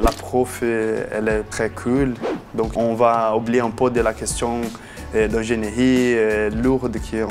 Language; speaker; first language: French; non-native, learner; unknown